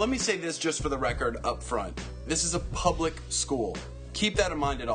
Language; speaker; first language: English; native; English